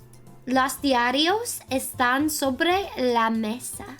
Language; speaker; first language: Spanish; non-native, learner; English